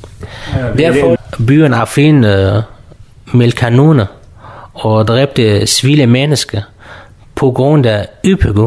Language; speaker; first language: Danish; non-native, learner; Kurdish